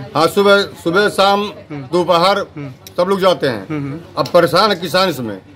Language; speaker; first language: Hindi; native; Hindi